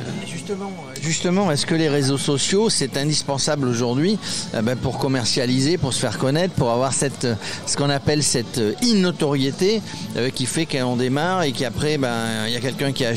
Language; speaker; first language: French; native; French